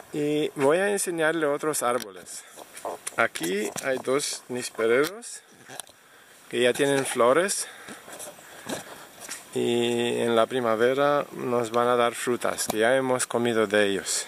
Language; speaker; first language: Spanish; non-native, fluent; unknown